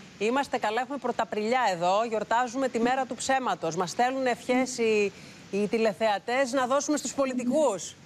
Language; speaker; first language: Greek; native; Greek